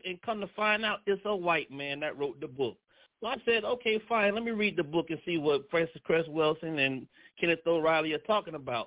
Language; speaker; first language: English; native; English